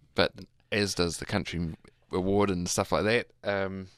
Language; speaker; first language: English; native; English